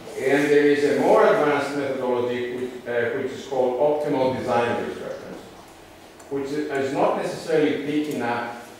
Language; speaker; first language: English; non-native, fluent; Greek